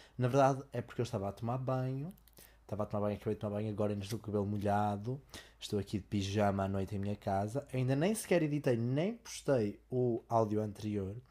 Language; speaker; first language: Portuguese; native; Portuguese